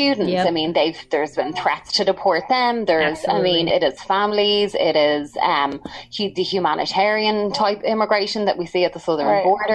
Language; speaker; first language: English; native; English